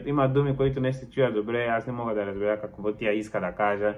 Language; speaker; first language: Bulgarian; non-native, learner; Portuguese